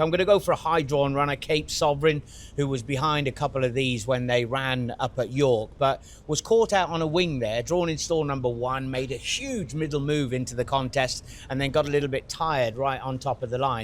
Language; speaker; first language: English; native; English